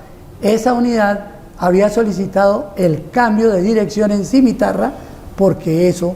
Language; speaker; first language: Spanish; native; Spanish